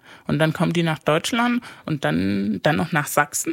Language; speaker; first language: German; non-native, fluent; Spanish